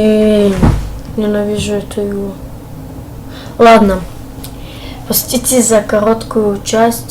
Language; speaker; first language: Russian; early bilingual, heritage; Russian